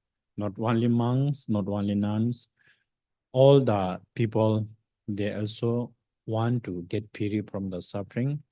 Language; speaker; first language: English; non-native, fluent; Tibetan